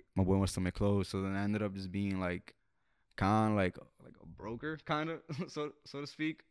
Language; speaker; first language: English; native; English